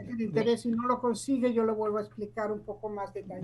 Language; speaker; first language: Spanish; native; Spanish